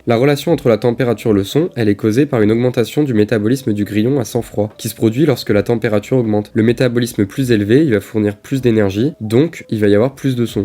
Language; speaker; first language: French; native; French